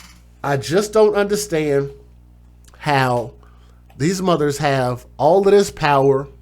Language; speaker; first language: English; native; English